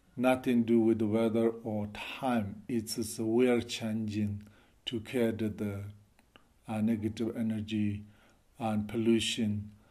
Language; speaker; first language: English; non-native, learner; Chinese